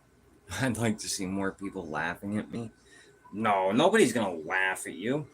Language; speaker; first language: English; native; English